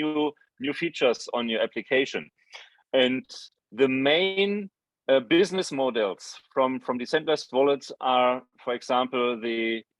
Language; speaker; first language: English; non-native, fluent; German